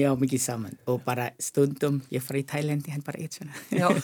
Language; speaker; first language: Icelandic; non-native, learner; Thai